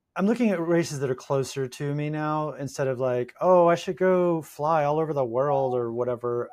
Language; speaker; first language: English; native; English